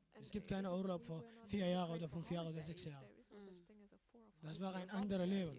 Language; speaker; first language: German; non-native, learner; Arabic